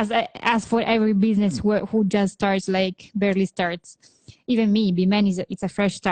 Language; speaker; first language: English; non-native, fluent; Italian